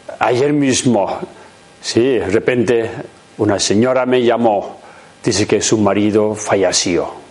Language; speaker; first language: Spanish; non-native, learner; Tibetan